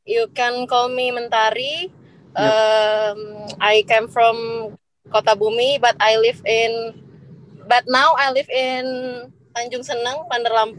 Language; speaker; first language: English; non-native, learner; Indonesian